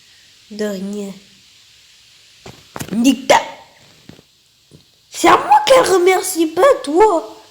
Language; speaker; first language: French; native; French